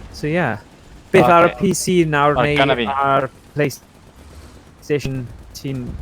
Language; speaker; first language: Welsh; non-native, local second language; English